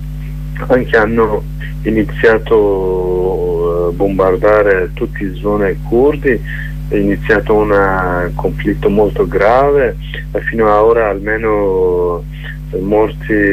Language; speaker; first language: Italian; non-native, learner; Kurdish